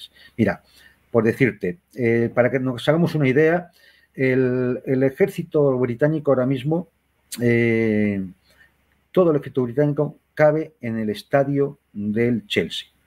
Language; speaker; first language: Spanish; native; Spanish